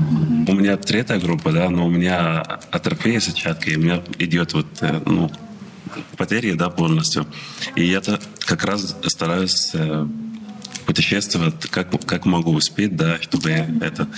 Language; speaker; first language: Russian; non-native, learner; Arabic